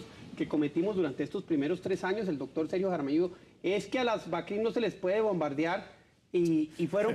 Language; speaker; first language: Spanish; native; Spanish